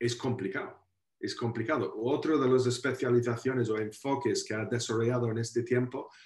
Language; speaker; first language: Spanish; non-native, fluent; Welsh